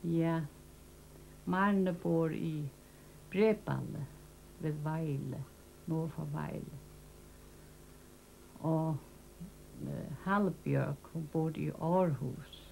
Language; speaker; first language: Danish; non-native, local second language; Faroese